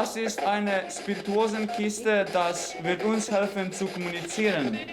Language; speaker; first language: German; non-native, learner; Slovenian